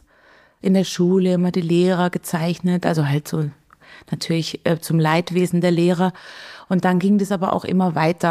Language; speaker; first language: German; native; German